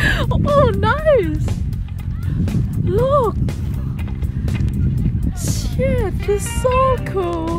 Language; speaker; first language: English; non-native, learner; Thai